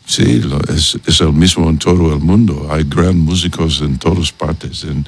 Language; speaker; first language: Spanish; non-native, learner; English